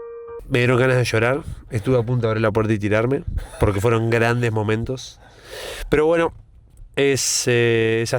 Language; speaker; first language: Spanish; native; Spanish